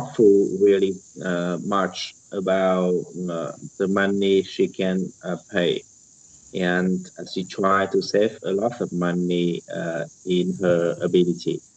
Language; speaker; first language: English; non-native, learner; Vietnamese